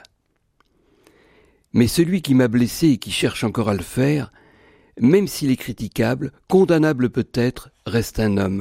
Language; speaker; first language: French; native; French